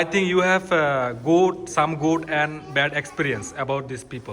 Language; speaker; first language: English; non-native, local second language; Bangla